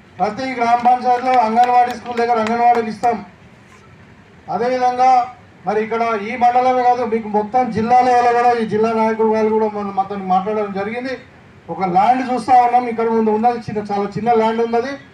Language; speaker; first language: Telugu; native; Telugu